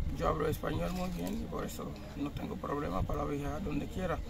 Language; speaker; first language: Spanish; non-native, fluent; Haitian Creole